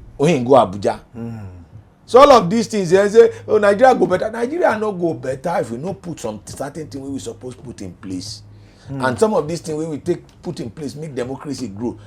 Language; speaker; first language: Nigerian Pidgin; non-native, local second language; Yoruba